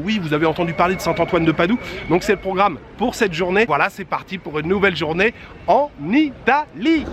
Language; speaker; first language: French; native; French